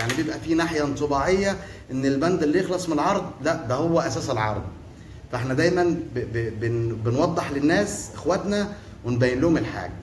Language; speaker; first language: Arabic; native; Arabic